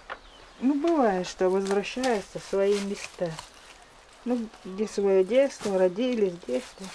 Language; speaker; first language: Russian; native; Russian